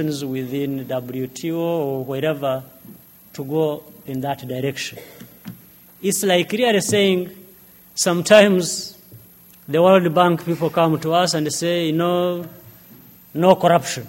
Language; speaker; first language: English; non-native, local second language; Kinyarwanda